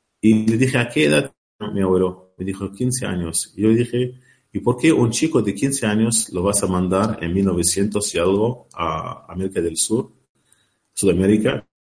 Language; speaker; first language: Spanish; non-native, learner; Arabic